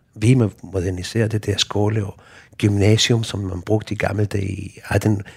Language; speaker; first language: Danish; non-native, fluent; Spanish